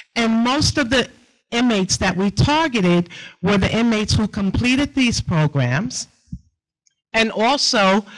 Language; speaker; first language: English; native; English